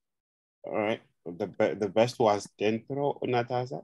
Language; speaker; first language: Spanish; non-native, learner; English